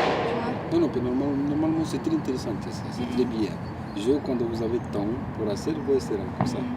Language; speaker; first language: French; non-native, learner; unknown